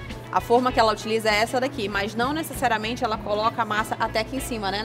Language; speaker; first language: Portuguese; native; Portuguese